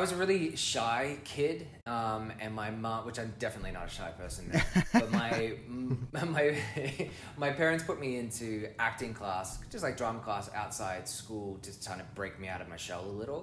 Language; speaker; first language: English; native; English